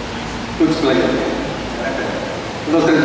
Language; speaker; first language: Spanish; native; Spanish